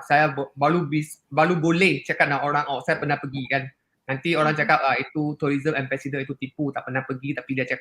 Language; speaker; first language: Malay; non-native, local second language; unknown